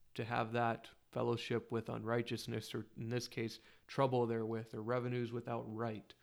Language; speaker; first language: English; native; English